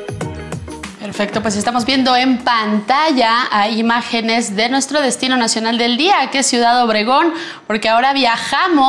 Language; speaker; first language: Spanish; native; Spanish